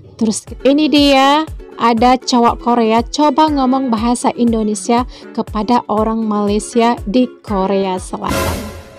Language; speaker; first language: Indonesian; native; Indonesian